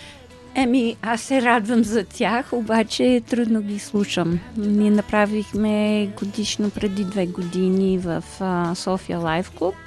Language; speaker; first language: Bulgarian; early bilingual, heritage; Bulgarian